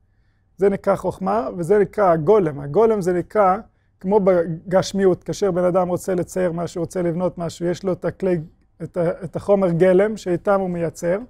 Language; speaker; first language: Hebrew; non-native, fluent; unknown